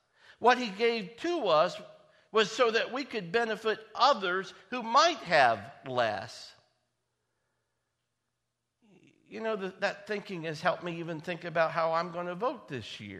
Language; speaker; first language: English; native; English